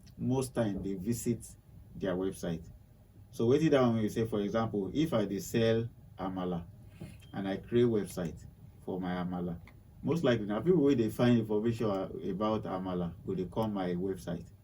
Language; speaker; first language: Nigerian Pidgin; non-native, local second language; Yoruba